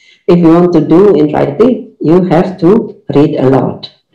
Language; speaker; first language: English; non-native, fluent; Indonesian